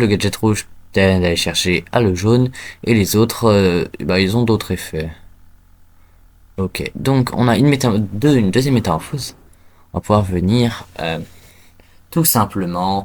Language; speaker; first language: French; native; French